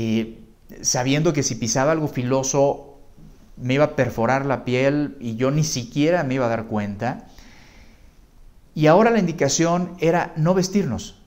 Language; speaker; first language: Spanish; native; Spanish